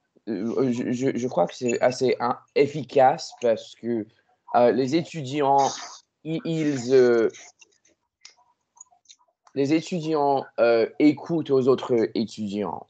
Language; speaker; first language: French; non-native, learner; English